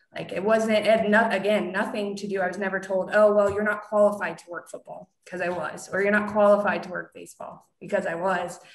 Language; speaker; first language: English; native; English